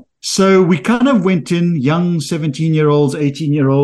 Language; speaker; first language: English; native; English